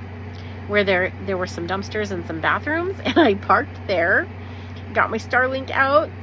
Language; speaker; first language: English; native; English